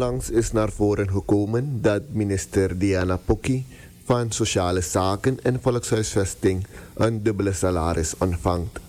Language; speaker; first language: Dutch; native; Dutch